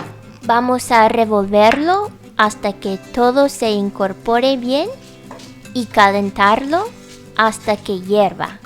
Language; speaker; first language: Spanish; non-native, fluent; English